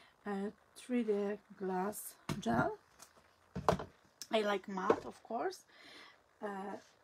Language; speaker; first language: English; non-native, learner; Polish